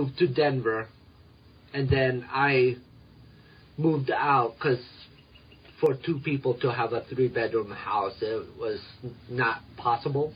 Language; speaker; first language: English; early bilingual, other home language; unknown